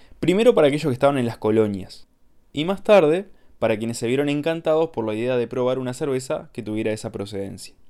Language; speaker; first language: Spanish; native; Spanish